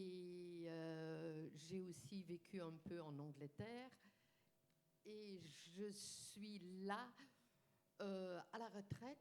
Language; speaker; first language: French; non-native, fluent; German